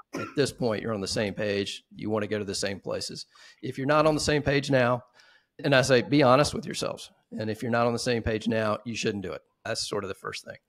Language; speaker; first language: English; native; English